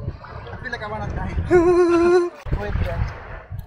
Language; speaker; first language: English; non-native, local second language; Filipino